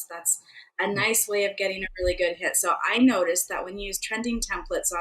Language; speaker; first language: English; native; English